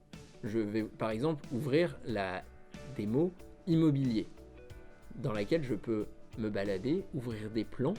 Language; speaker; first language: French; native; French